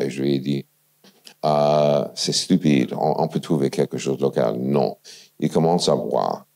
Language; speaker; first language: French; non-native, fluent; English